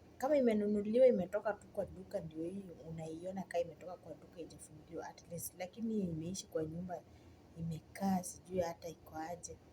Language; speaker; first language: Swahili; native; Swahili